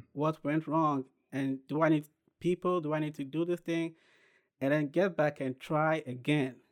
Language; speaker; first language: English; non-native, local second language; Akan